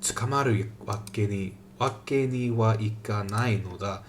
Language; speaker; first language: Japanese; non-native, learner; English